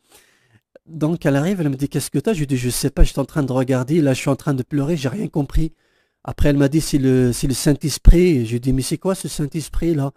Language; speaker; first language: French; non-native, local second language; Kabyle